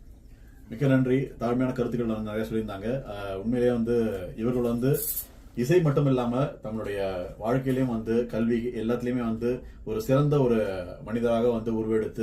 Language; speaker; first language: Tamil; native; Tamil